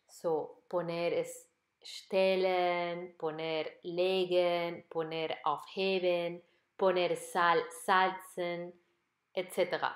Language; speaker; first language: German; non-native, fluent; Spanish